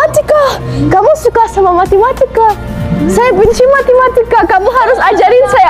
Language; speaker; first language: Indonesian; non-native, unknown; German